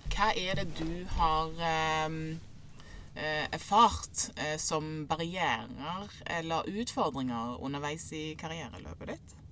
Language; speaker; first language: Norwegian; native; Norwegian